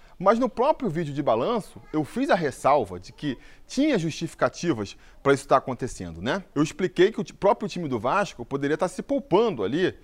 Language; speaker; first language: Portuguese; native; Portuguese